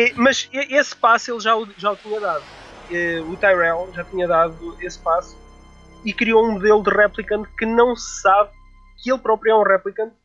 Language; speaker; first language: Portuguese; native; Portuguese